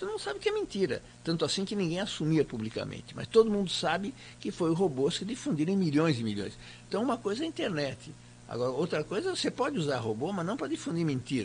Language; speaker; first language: Portuguese; native; Portuguese